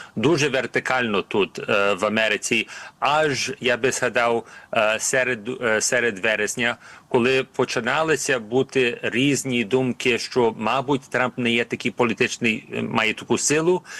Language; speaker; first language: Ukrainian; early bilingual, heritage; Ukrainian